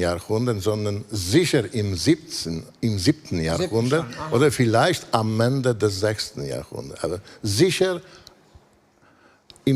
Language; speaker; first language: German; non-native, fluent; Polish